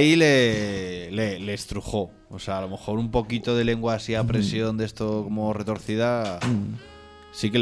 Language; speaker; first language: Spanish; native; Spanish